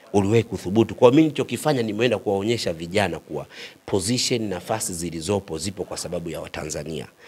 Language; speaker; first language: Swahili; native; Swahili